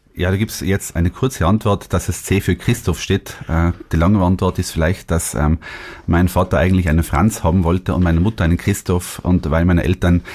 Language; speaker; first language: German; native; German